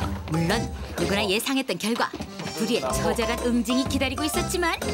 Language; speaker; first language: Korean; native; Korean